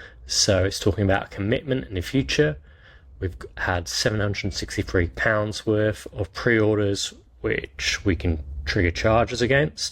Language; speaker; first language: English; native; English